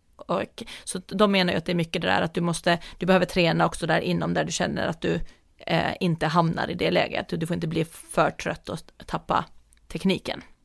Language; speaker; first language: Swedish; native; Swedish